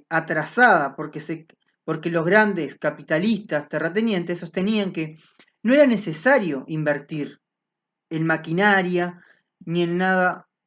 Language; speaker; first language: Spanish; native; Spanish